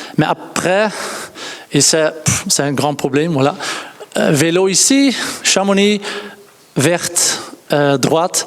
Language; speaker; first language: French; non-native, learner; Dutch